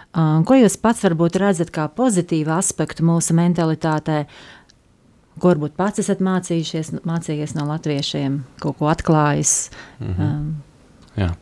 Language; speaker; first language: Latvian; native; Latvian